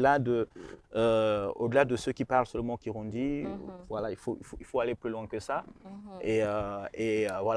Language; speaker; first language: French; non-native, local second language; Rundi